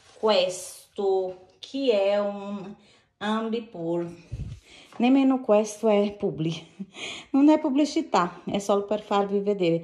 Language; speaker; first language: Italian; non-native, fluent; Portuguese